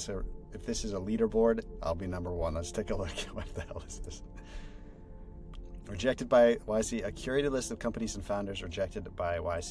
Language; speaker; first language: English; native; English